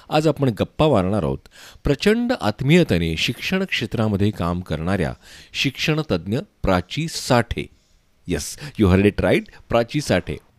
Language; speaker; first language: Marathi; native; Marathi